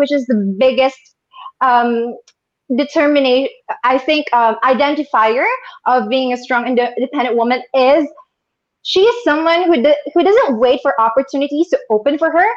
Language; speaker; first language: English; non-native, local second language; Bikol